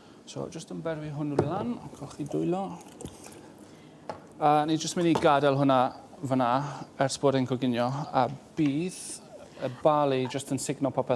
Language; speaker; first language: Welsh; native; Welsh